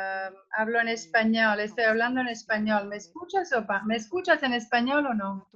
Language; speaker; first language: Spanish; non-native, fluent; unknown